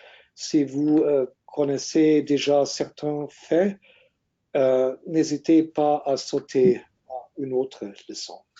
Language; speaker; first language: French; non-native, learner; German